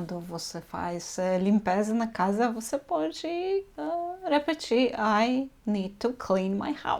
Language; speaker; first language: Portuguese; non-native, fluent; Polish